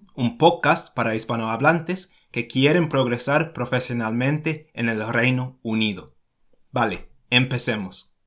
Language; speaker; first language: Spanish; non-native, fluent; English